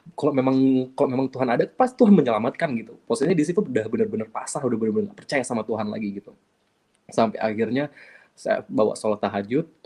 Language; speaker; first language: Indonesian; non-native, local second language; Achinese